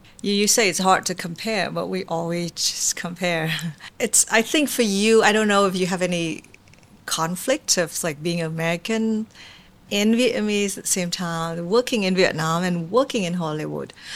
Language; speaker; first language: English; non-native, fluent; Vietnamese